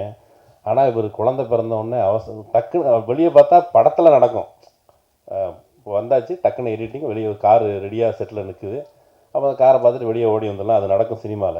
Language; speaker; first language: Tamil; native; Tamil